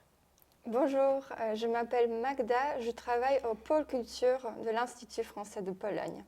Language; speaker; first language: French; non-native, fluent; Polish